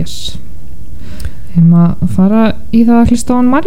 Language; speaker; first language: Icelandic; non-native, fluent; Polish